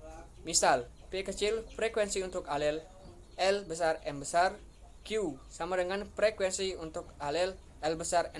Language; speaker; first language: Indonesian; native; Indonesian